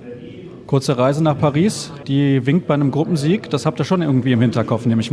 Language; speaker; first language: German; native; German